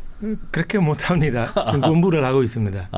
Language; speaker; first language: Korean; non-native, fluent; Hindi